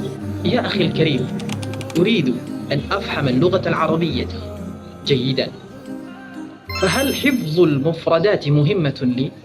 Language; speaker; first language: Arabic; non-native, fluent; Indonesian